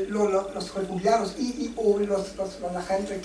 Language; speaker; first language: Spanish; non-native, learner; German